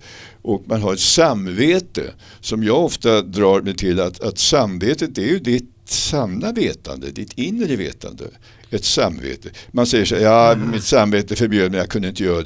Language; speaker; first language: Swedish; native; Swedish